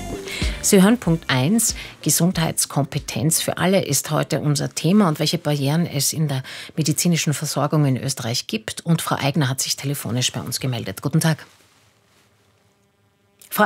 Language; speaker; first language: German; native; German